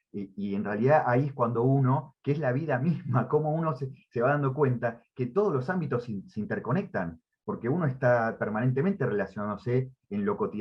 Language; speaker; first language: Spanish; native; Spanish